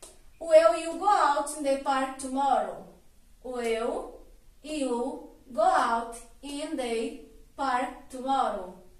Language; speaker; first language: English; non-native, learner; Portuguese